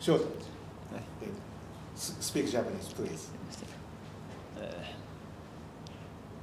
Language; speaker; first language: English; non-native, learner; Japanese